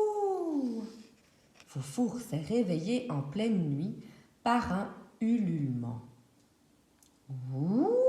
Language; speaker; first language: French; native; French